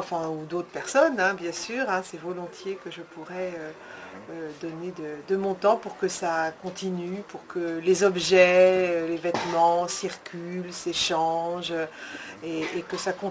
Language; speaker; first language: French; native; French